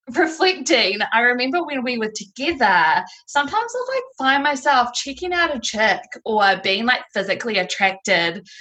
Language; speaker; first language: English; native; English